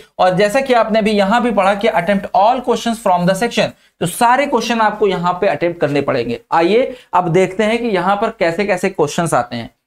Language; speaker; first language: Hindi; native; Hindi